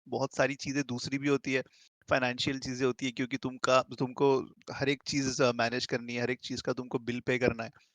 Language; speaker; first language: Hindi; native; Hindi